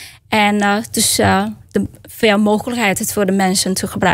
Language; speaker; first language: Dutch; non-native, learner; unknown